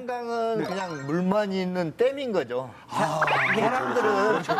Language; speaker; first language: Korean; native; Korean